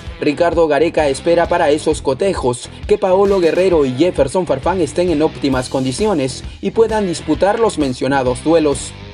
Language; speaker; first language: Spanish; native; Spanish